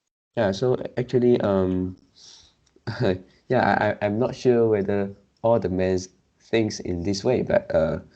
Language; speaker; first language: English; non-native, learner; Chinese